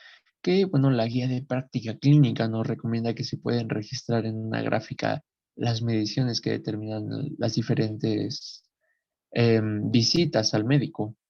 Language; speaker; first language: Spanish; native; Spanish